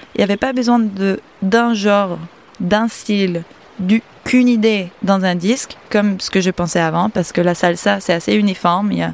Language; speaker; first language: French; non-native, fluent; English